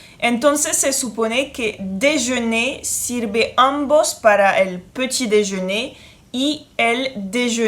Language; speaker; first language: Spanish; non-native, fluent; French